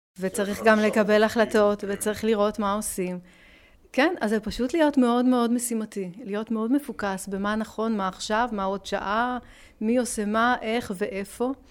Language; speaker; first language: Hebrew; early bilingual, other home language; French